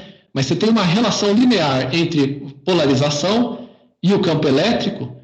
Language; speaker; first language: Portuguese; native; Portuguese